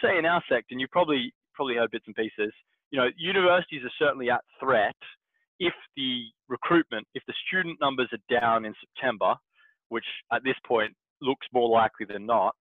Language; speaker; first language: English; native; English